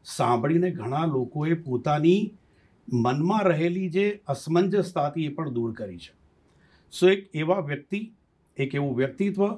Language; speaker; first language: Hindi; non-native, local second language; Gujarati